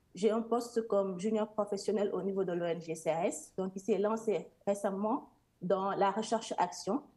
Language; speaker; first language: French; non-native, local second language; Serer